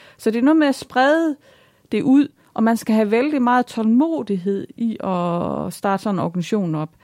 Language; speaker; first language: Danish; native; Danish